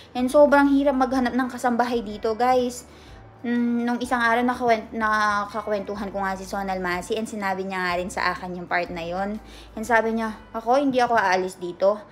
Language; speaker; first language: Filipino; native; Filipino